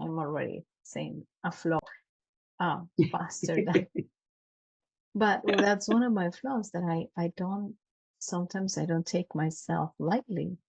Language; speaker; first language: English; non-native, fluent; Spanish